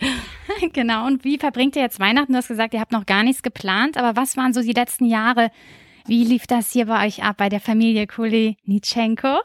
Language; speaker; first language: German; native; German